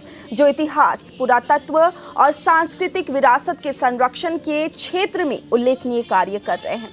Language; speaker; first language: Hindi; native; Hindi